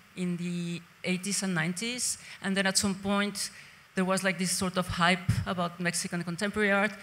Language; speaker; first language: English; non-native, fluent; Spanish